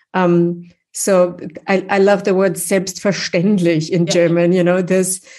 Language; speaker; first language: English; non-native, fluent; German